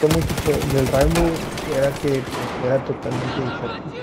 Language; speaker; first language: Spanish; native; Spanish